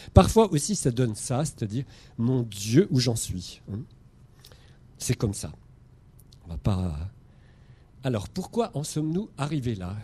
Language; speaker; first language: French; native; French